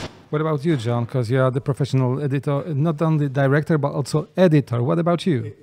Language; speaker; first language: English; non-native, fluent; Polish